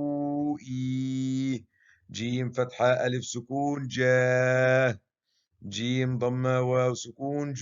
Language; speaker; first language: Arabic; non-native, fluent; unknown